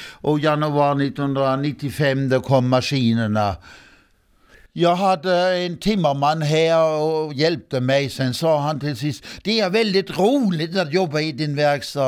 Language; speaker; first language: Swedish; non-native, fluent; German